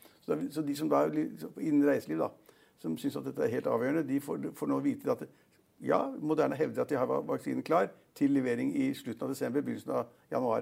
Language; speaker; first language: Norwegian; native; Norwegian